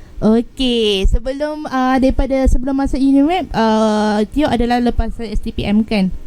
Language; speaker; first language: Malay; native; Malay